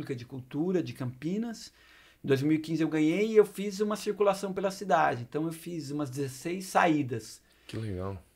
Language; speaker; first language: Portuguese; native; Portuguese